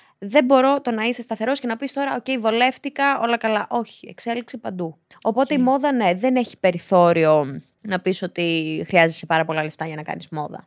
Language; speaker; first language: Greek; early bilingual, other home language; Albanian